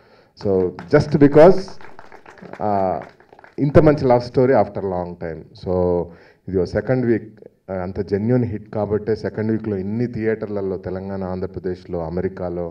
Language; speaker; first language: Telugu; native; Telugu